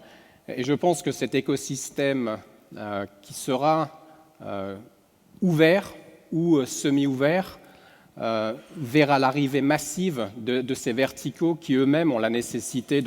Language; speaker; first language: French; native; French